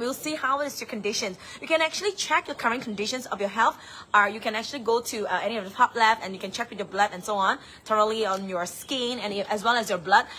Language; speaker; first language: English; non-native, local second language; Chinese